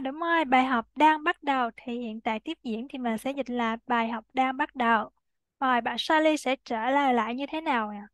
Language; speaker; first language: Vietnamese; native; Vietnamese